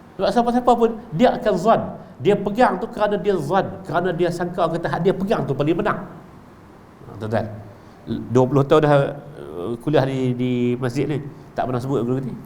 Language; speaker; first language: Malay; native; Malay